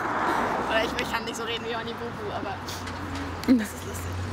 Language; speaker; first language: German; native; German